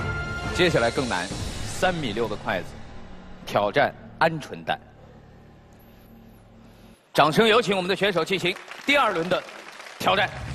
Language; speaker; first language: Chinese; native; Chinese